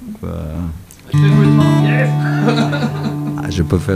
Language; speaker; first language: French; non-native, fluent; English